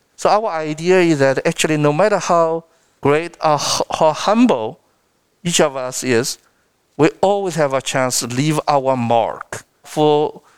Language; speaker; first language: English; non-native, fluent; Chinese